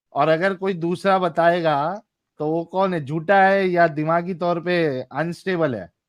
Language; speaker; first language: Hindi; native; Hindi